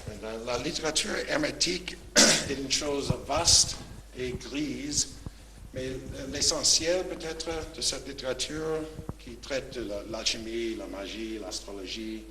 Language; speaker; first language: French; non-native, fluent; English